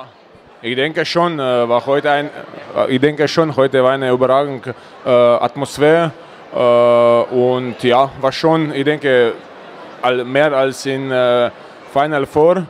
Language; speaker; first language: German; non-native, fluent; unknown